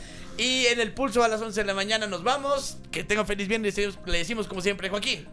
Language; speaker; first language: Spanish; native; Spanish